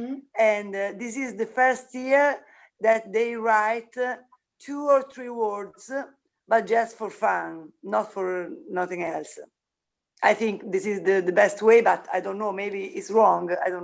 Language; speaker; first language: English; non-native, learner; Italian